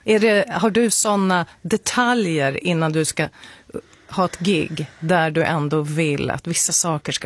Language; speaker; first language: Swedish; native; Swedish